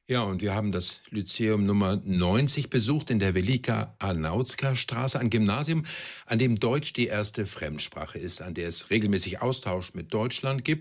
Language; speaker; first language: German; native; German